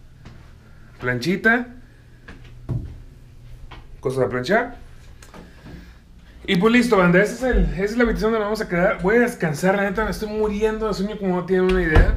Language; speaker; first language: Spanish; native; Spanish